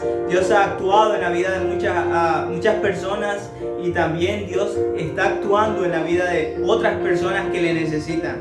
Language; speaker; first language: Spanish; native; Spanish